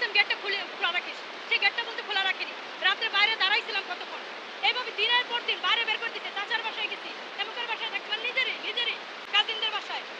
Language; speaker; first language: Bangla; native; Bangla